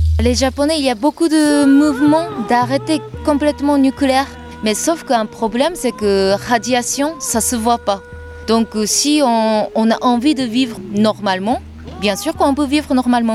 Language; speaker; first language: French; non-native, fluent; Japanese